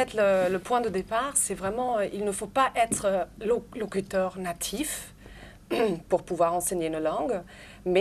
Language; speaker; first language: French; non-native, fluent; German